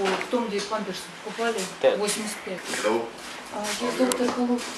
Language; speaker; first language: Russian; native; Russian